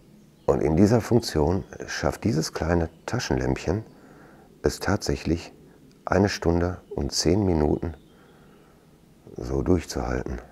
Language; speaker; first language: German; native; German